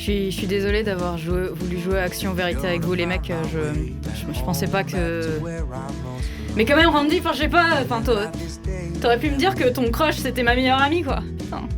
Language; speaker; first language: French; native; French